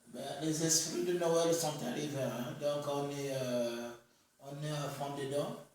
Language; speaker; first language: French; native; French